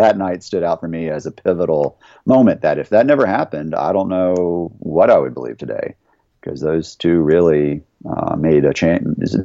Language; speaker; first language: English; native; English